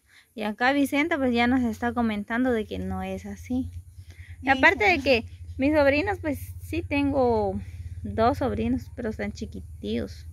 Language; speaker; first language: Spanish; native; Spanish